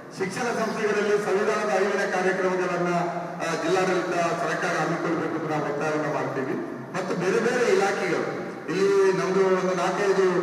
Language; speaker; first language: Kannada; non-native, local second language; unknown